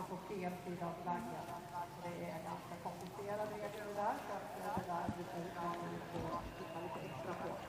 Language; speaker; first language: Swedish; native; Swedish